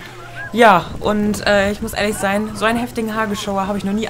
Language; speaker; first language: German; native; German